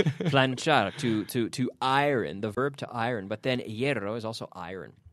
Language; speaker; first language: English; native; English